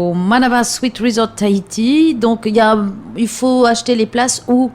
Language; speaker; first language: French; native; French